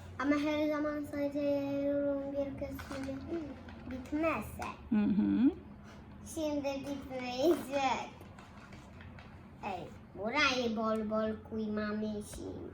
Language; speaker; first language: Turkish; early bilingual, heritage; Turkish